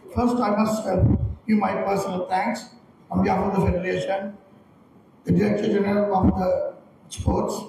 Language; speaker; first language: English; non-native, local second language; Sinhala